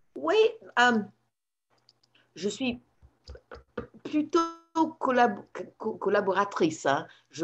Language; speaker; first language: French; non-native, fluent; English